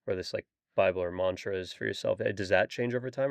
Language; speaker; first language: English; native; English